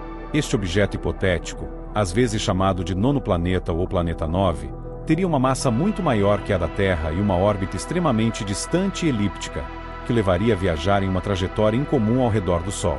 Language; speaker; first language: Portuguese; native; Portuguese